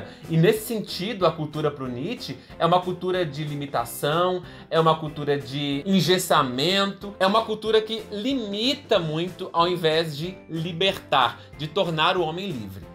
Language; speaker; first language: Portuguese; native; Portuguese